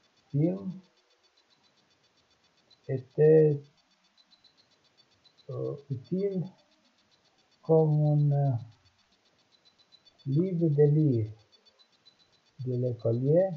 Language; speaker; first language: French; non-native, learner; Romanian